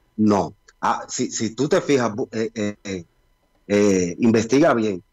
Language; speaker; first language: Spanish; native; Spanish